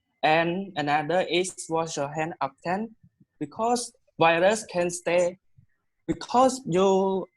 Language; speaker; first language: English; non-native, learner; Khmer